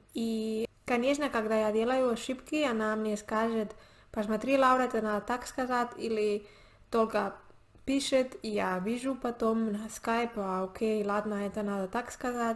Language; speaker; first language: Russian; non-native, learner; Spanish